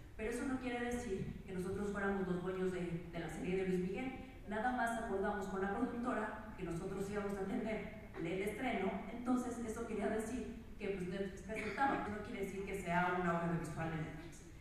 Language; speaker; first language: Spanish; native; Spanish